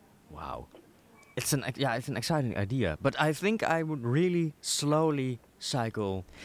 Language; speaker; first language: English; non-native, fluent; Dutch